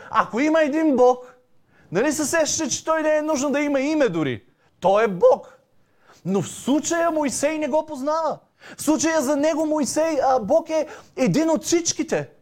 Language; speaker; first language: Bulgarian; native; Bulgarian